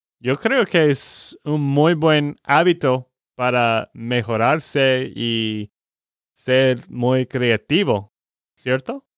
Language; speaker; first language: Spanish; non-native, fluent; English